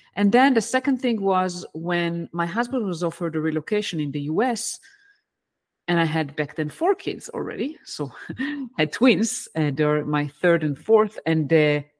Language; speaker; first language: English; non-native, fluent; Hebrew